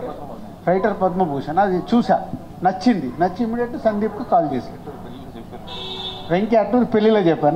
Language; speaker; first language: Telugu; native; Telugu